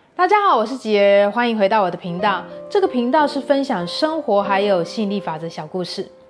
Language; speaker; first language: Chinese; native; Chinese